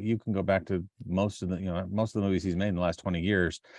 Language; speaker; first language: English; native; English